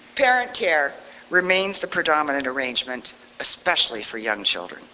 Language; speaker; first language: English; native; English